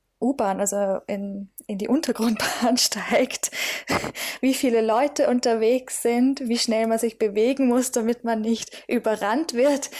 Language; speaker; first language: German; native; German